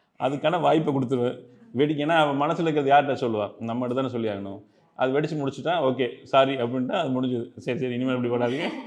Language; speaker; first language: Tamil; native; Tamil